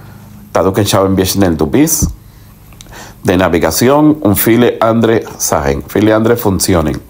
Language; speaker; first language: German; non-native, learner; Spanish